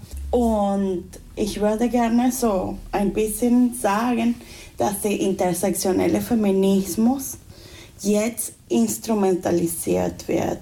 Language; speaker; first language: German; non-native, fluent; Spanish